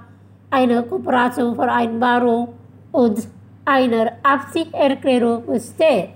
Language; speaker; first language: German; non-native, fluent; Indonesian